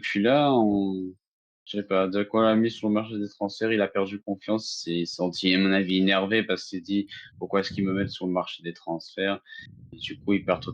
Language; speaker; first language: French; native; French